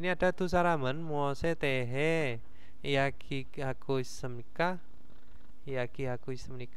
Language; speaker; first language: Korean; non-native, fluent; Indonesian